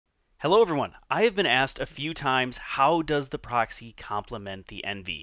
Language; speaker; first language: English; native; English